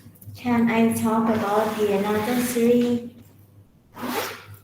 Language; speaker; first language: English; non-native, learner; Thai